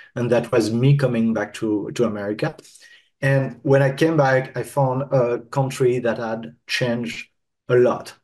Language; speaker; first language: English; non-native, fluent; French